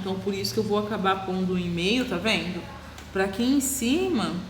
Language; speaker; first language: Portuguese; native; Portuguese